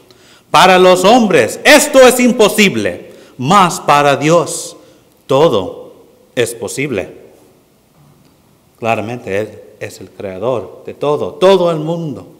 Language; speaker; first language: Spanish; non-native, fluent; English